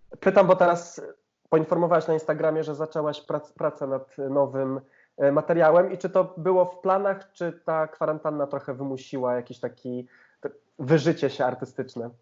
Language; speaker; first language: Polish; native; Polish